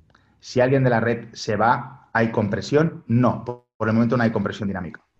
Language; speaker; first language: Spanish; native; Spanish